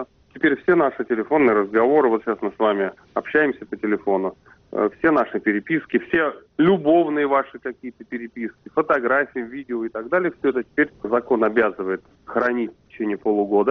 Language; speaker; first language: Russian; native; Russian